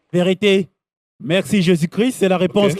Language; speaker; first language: French; non-native, local second language; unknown